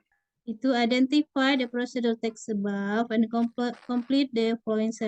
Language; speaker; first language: English; non-native, fluent; Indonesian